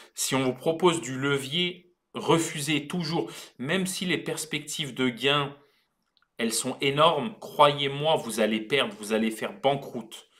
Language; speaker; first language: French; native; French